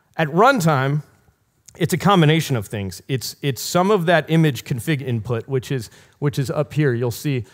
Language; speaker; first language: English; native; English